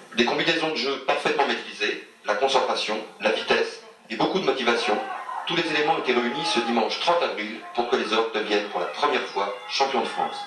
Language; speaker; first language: French; native; French